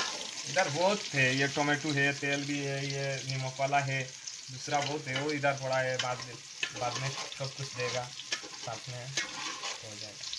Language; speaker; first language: Hindi; non-native, learner; Bangla